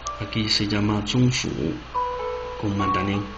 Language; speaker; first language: Spanish; non-native, learner; Chinese